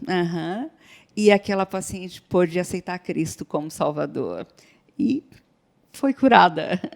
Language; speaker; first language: Portuguese; native; Portuguese